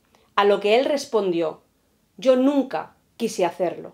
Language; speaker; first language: Spanish; native; Spanish